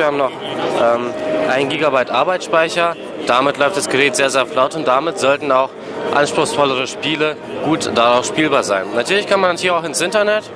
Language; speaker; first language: German; native; German